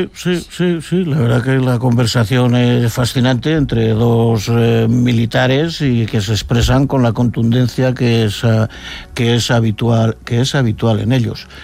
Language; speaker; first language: Spanish; native; Spanish